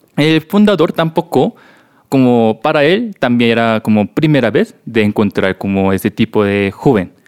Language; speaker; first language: Spanish; non-native, learner; Korean